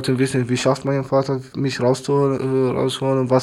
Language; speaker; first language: German; non-native, learner; Arabic